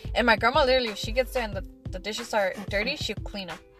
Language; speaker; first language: English; early bilingual, other home language; Spanish